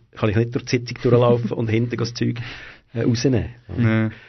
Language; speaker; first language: German; native; German